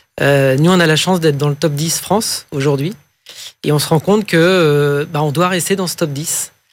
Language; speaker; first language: French; native; French